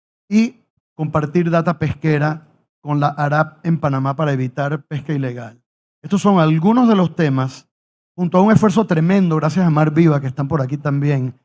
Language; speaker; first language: Spanish; native; Spanish